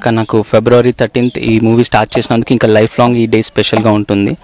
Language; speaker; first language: Telugu; native; Telugu